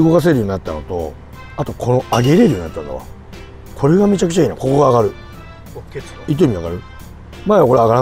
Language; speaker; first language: Japanese; native; Japanese